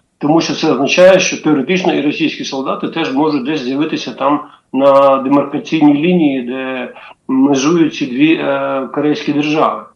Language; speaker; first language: Ukrainian; native; Ukrainian